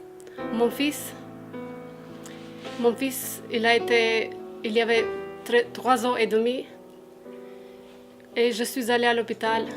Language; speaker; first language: French; non-native, learner; Albanian